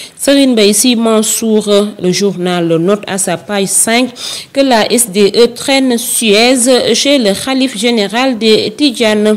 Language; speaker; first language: French; non-native, local second language; Wolof